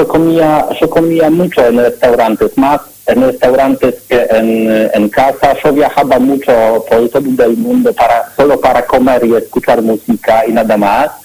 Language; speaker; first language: Spanish; non-native, learner; Polish